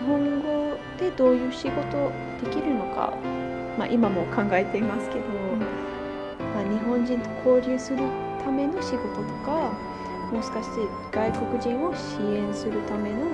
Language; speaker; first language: Japanese; non-native, fluent; English